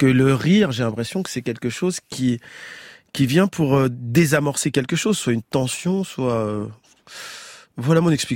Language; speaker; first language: French; native; French